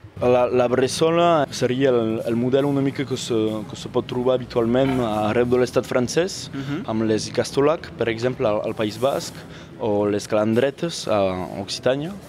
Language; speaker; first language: Catalan; non-native, local second language; French